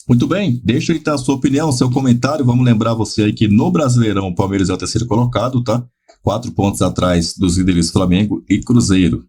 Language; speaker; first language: Portuguese; native; Portuguese